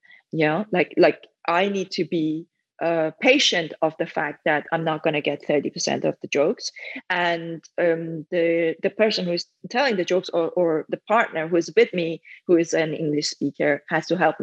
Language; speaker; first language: English; non-native, fluent; Persian